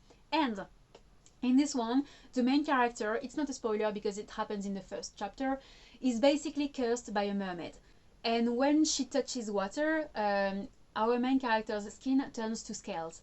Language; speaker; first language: English; non-native, fluent; French